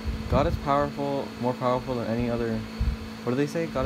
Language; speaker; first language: English; early bilingual, other home language; Spanish